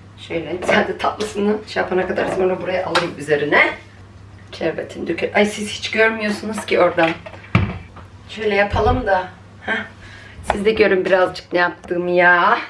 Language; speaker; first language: Turkish; early bilingual, heritage; Turkish